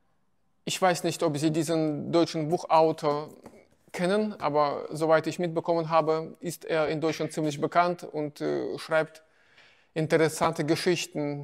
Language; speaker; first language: German; non-native, fluent; Russian